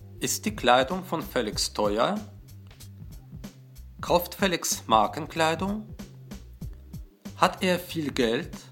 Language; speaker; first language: German; non-native, fluent; Russian